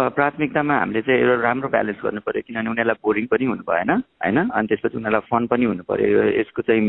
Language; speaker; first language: Nepali; native; Nepali